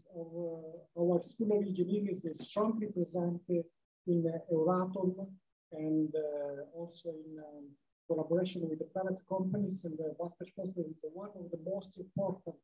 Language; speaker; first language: English; non-native, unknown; Italian